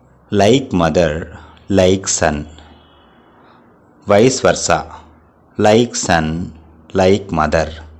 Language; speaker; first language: English; non-native, local second language; Telugu